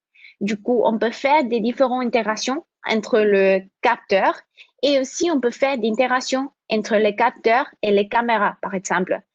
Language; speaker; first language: French; non-native, fluent; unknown